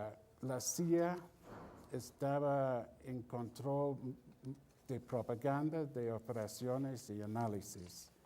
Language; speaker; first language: Spanish; non-native, fluent; English